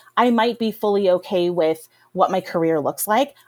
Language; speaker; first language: English; native; English